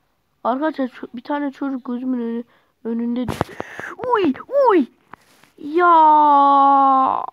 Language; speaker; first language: Turkish; native; Turkish